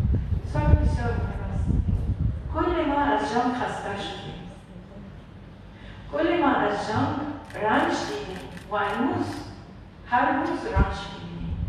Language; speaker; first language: Persian; non-native, learner; Arabic